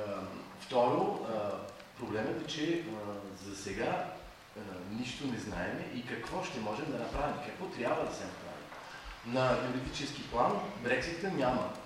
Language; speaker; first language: Bulgarian; non-native, fluent; French